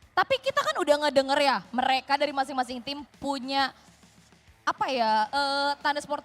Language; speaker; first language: Indonesian; native; Indonesian